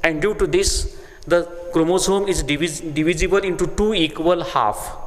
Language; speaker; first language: English; non-native, local second language; Marathi